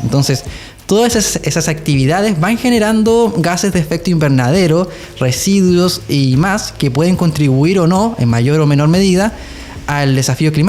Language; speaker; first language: Spanish; native; Spanish